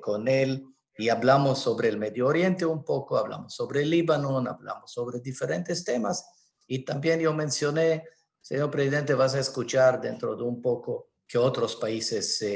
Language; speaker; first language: Spanish; non-native, fluent; Hebrew